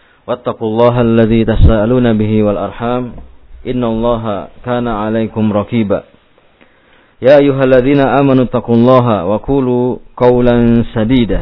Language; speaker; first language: Arabic; non-native, fluent; Indonesian